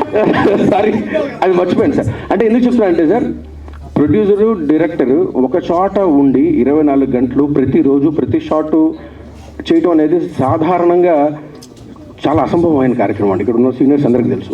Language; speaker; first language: Telugu; native; Telugu